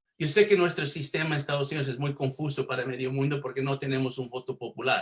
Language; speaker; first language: Spanish; early bilingual, heritage; Spanish